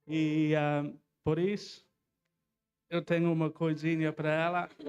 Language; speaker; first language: Portuguese; non-native, fluent; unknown